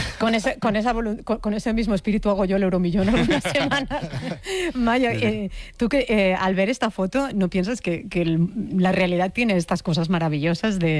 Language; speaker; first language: Spanish; native; Spanish